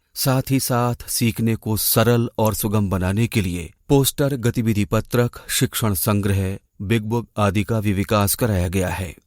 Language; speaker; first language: Hindi; native; Hindi